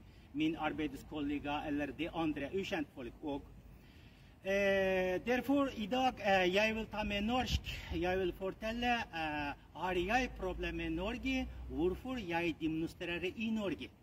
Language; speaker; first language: Norwegian; non-native, learner; Uyghur